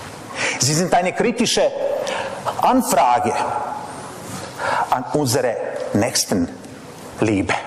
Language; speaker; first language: German; non-native, fluent; Serbian